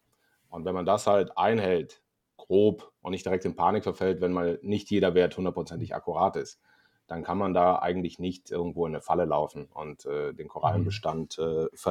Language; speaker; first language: German; native; German